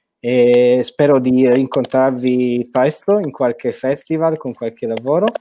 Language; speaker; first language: Italian; native; Italian